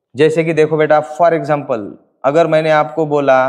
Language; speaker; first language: Hindi; non-native, local second language; Marathi